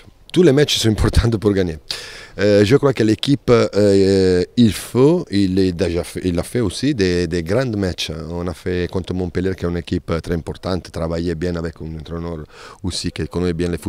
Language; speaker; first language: French; non-native, learner; Italian